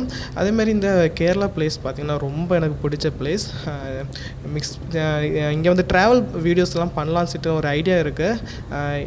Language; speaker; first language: Tamil; native; Tamil